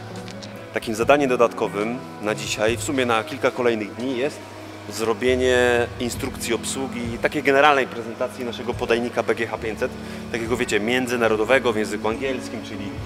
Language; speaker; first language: Polish; native; Polish